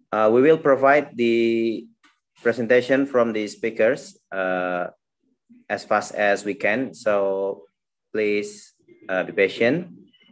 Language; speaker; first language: English; non-native, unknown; Indonesian